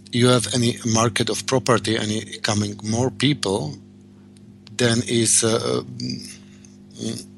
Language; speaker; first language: English; non-native, learner; Slovak